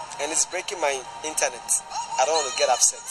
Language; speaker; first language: English; non-native, local second language; Akan